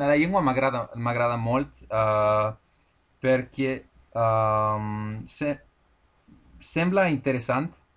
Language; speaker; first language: Catalan; non-native, learner; Spanish